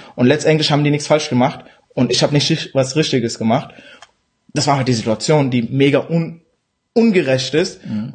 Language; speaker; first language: German; early bilingual, other home language; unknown